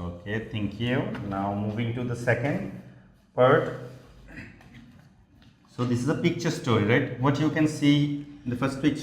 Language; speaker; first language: English; non-native, fluent; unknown